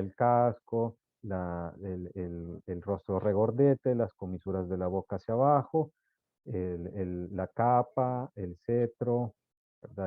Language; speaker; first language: Spanish; native; Spanish